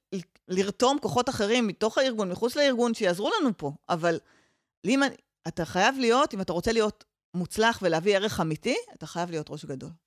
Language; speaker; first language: Hebrew; native; Hebrew